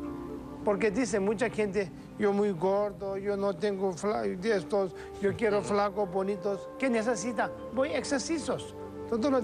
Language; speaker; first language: Spanish; non-native, learner; Tibetan